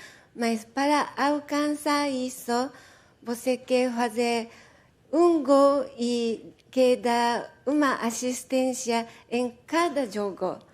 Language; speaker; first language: Portuguese; non-native, learner; Japanese